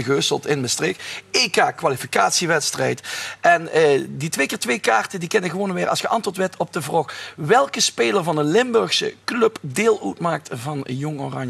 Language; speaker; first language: Dutch; native; Dutch